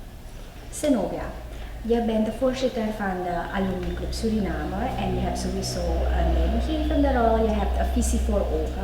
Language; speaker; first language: Dutch; native; Dutch